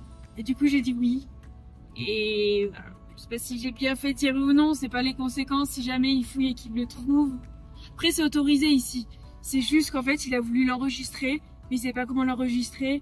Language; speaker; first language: French; native; French